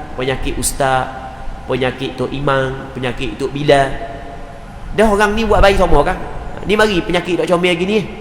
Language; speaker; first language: Malay; native; Malay